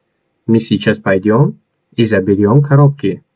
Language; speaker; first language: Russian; non-native, fluent; Tajik